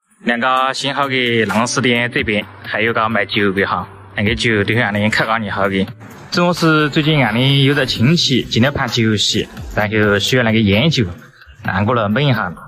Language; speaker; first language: Chinese; non-native, local second language; Hakka Chinese